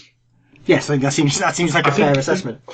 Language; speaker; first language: English; native; English